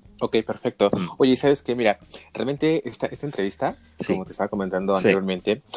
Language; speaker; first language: Spanish; native; Spanish